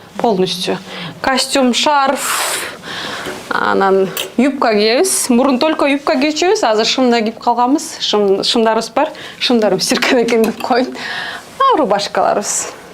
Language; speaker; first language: Kyrgyz; native; Kyrgyz